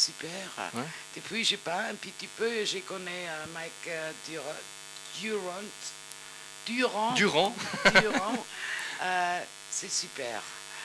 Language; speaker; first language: French; non-native, learner; German